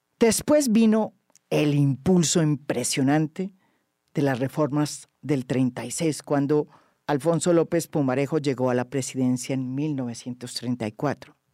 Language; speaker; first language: Spanish; native; Spanish